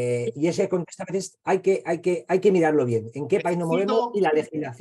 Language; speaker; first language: Spanish; native; Spanish